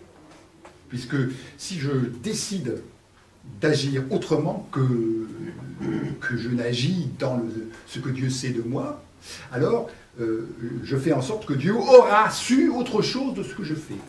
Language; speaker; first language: French; native; French